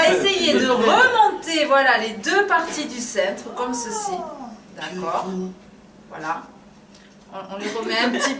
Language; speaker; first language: French; native; French